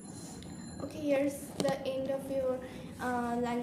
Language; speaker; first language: English; non-native, fluent; Bangla